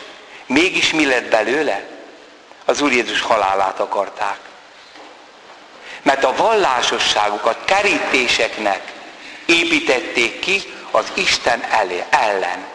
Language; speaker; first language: Hungarian; native; Hungarian